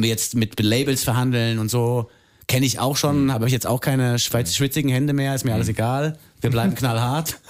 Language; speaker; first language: German; native; German